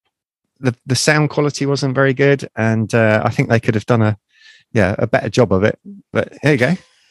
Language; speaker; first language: English; native; English